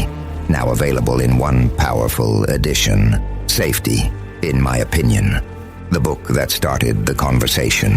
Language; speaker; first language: English; native; English